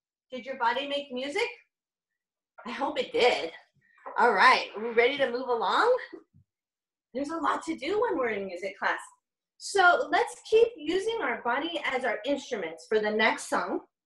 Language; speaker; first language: English; early bilingual, other home language; Spanish